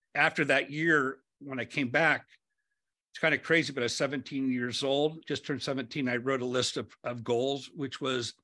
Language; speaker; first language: English; native; English